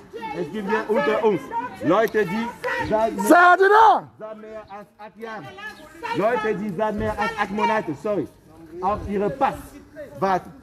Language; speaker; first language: German; non-native, fluent; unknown